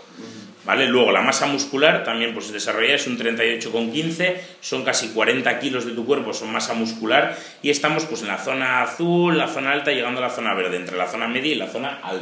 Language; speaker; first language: Spanish; native; Spanish